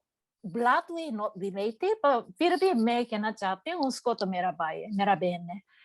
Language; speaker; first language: Hindi; non-native, learner; Japanese